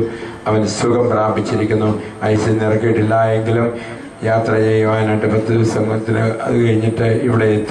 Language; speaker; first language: Malayalam; native; Malayalam